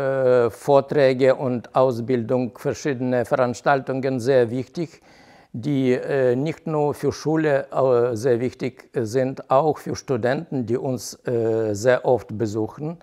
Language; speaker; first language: German; non-native, fluent; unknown